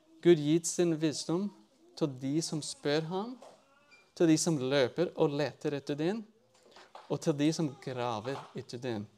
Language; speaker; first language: Norwegian; non-native, fluent; English